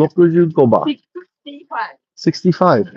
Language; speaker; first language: Japanese; non-native, learner; English